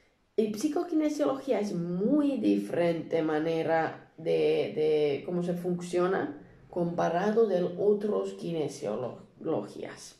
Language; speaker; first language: Spanish; non-native, learner; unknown